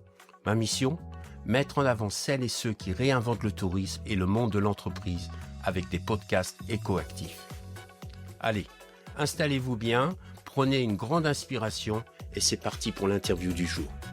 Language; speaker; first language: French; native; French